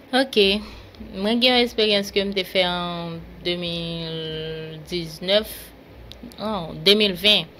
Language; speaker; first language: Haitian Creole; native; Haitian Creole